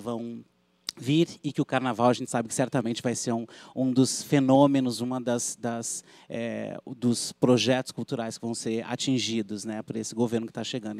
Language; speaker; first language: Portuguese; native; Portuguese